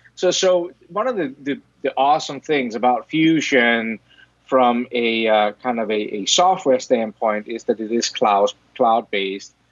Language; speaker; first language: English; non-native, fluent; Danish